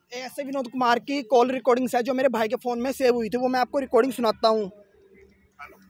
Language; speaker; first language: Hindi; native; Hindi